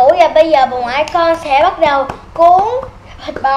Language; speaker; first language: Vietnamese; native; Vietnamese